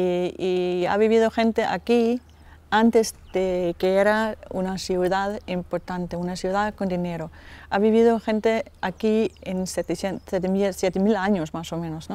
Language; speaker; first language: Spanish; non-native, fluent; Danish